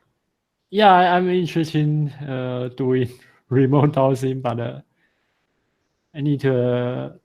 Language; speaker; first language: English; non-native, fluent; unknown